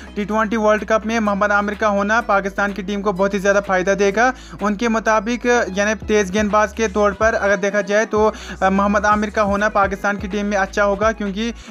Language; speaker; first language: Hindi; native; Hindi